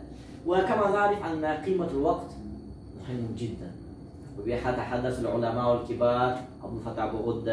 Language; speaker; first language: Arabic; non-native, learner; Uzbek